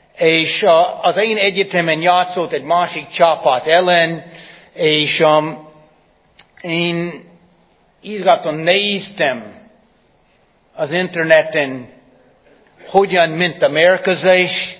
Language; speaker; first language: Hungarian; non-native, fluent; English